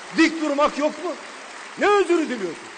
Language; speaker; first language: Turkish; native; Turkish